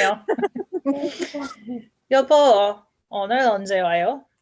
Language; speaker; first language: Korean; non-native, learner; English